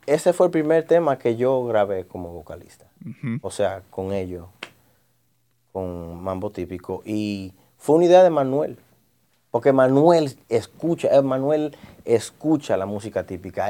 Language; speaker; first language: Spanish; early bilingual, heritage; Spanish